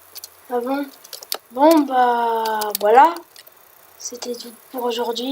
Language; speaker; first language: French; native; French